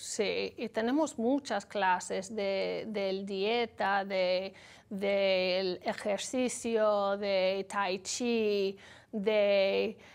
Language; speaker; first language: Spanish; non-native, learner; English